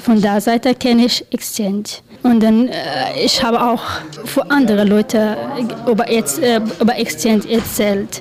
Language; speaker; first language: German; non-native, learner; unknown